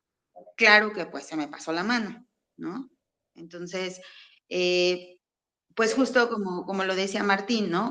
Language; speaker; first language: Spanish; native; Spanish